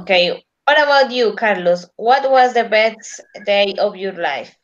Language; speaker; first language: English; non-native, learner; Spanish